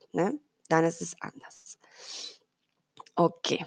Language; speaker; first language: German; non-native, fluent; Spanish